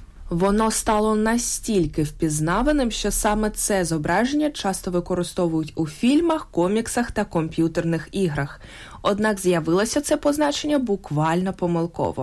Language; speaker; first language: Ukrainian; native; Ukrainian